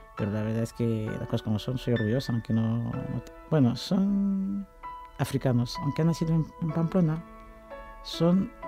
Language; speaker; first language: Spanish; non-native, fluent; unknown